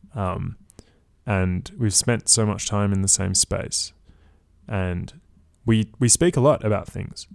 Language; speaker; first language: English; native; English